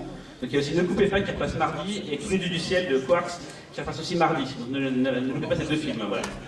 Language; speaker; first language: French; native; French